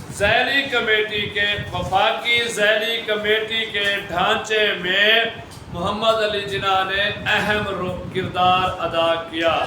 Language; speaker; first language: Urdu; non-native, local second language; Punjabi